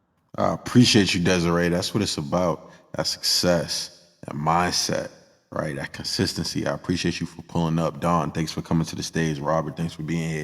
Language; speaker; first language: English; native; English